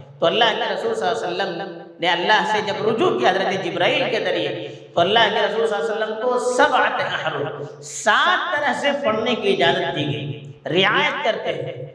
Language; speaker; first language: Urdu; non-native, local second language; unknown